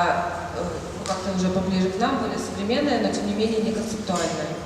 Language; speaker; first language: Russian; native; Russian